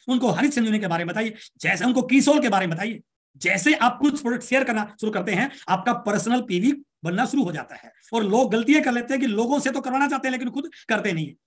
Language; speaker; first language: Hindi; native; Hindi